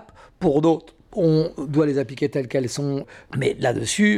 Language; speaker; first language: French; native; French